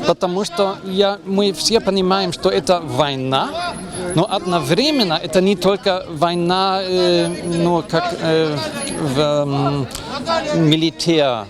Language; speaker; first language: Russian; non-native, learner; German